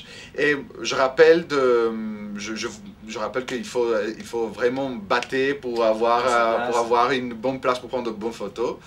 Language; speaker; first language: French; non-native, fluent; Greek